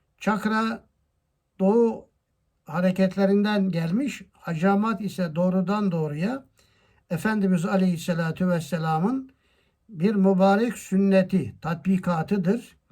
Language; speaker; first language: Turkish; native; Turkish